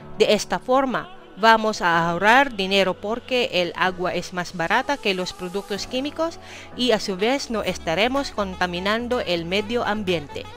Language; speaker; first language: Spanish; non-native, fluent; Filipino